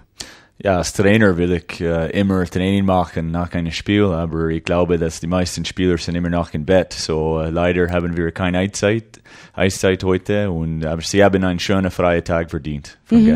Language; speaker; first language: German; early bilingual, heritage; English